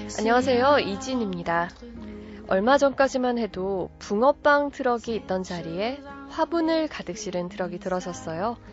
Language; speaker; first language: Korean; native; Korean